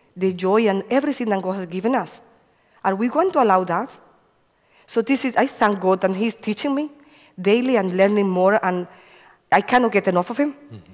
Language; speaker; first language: English; non-native, fluent; Spanish